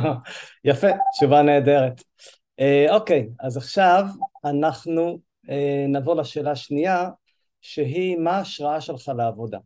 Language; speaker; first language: Hebrew; native; Hebrew